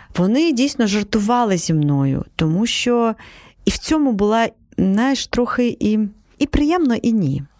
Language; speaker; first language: Ukrainian; non-native, local second language; Crimean Tatar